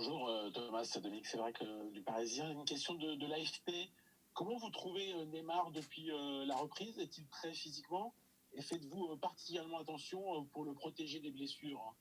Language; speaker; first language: French; native; French